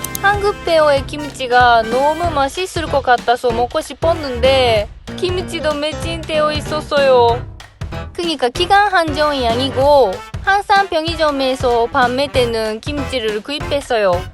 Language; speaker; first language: Korean; non-native, learner; Japanese